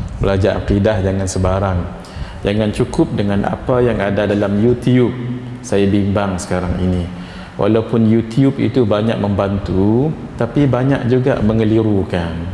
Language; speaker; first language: Malay; native; Malay